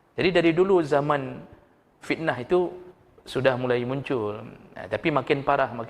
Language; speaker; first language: Malay; non-native, local second language; Achinese